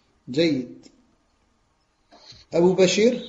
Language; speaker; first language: Arabic; non-native, fluent; French